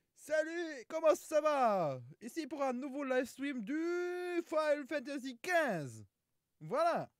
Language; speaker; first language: French; non-native, learner; German